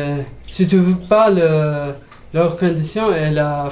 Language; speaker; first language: French; non-native, learner; Arabic